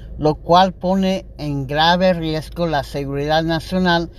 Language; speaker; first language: Spanish; non-native, learner; English